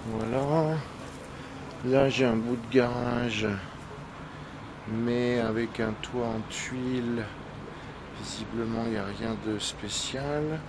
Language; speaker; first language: French; native; French